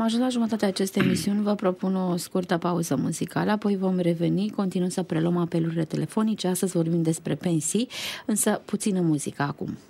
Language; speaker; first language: Romanian; native; Romanian